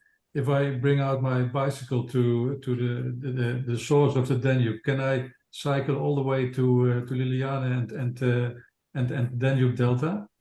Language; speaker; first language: English; non-native, fluent; Dutch